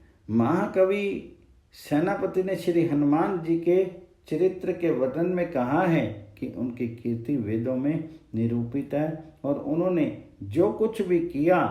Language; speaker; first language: Hindi; native; Hindi